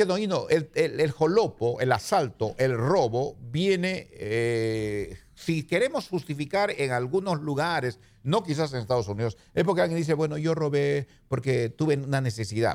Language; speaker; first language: Spanish; native; Spanish